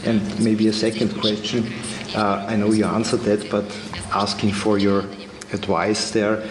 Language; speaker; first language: English; non-native, fluent; German